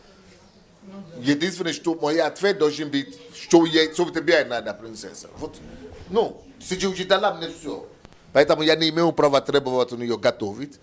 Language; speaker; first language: Russian; non-native, learner; Yoruba